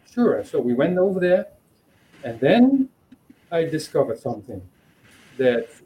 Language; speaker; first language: English; non-native, fluent; Dutch